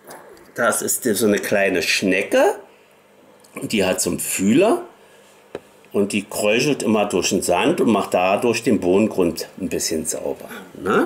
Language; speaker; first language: German; native; German